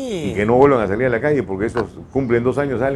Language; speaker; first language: Spanish; native; Spanish